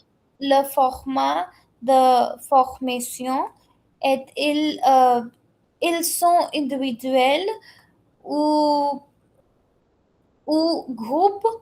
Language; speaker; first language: French; non-native, learner; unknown